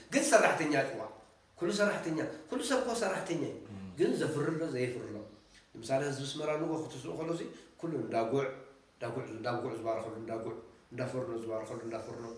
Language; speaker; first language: Tigrinya; native; Tigrinya